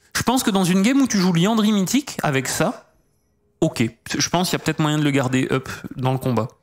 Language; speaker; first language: French; native; French